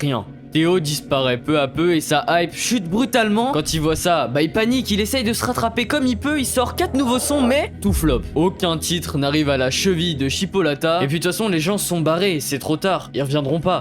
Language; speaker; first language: French; native; French